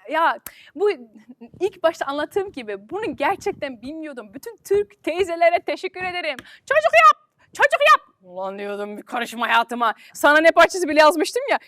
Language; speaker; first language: Turkish; early bilingual, heritage; Turkish